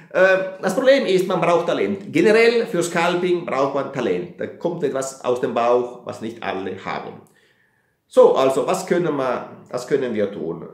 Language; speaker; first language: German; non-native, fluent; Italian